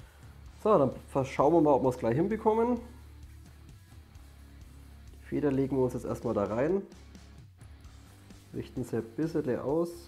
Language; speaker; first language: German; native; German